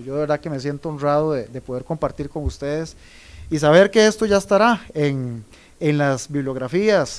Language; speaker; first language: Spanish; native; Spanish